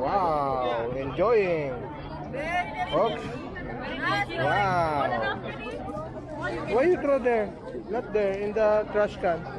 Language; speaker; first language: English; non-native, local second language; Filipino